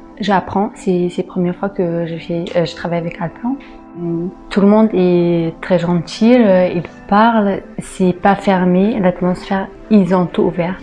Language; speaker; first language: French; non-native, local second language; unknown